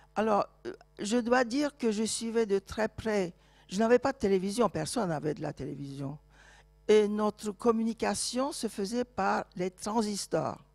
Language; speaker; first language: French; non-native, fluent; Turkish